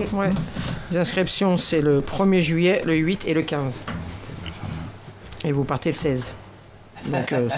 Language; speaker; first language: French; native; French